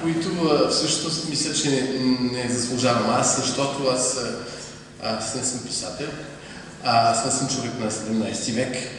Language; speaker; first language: Bulgarian; non-native, fluent; French